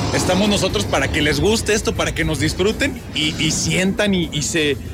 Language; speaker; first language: Spanish; native; Spanish